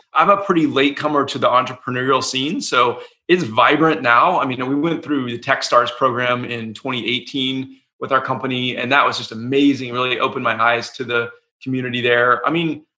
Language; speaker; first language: English; native; English